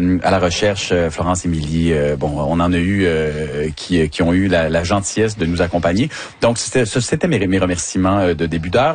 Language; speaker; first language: French; native; French